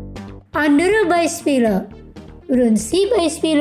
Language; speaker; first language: German; non-native, fluent; Indonesian